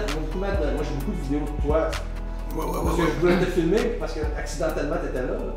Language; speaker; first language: French; native; French